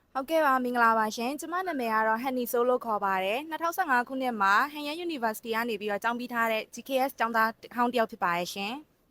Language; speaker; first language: Burmese; native; Burmese